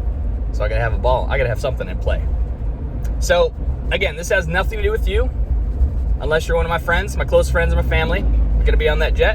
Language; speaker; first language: English; native; English